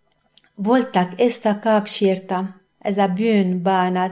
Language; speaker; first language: Hungarian; non-native, fluent; Arabic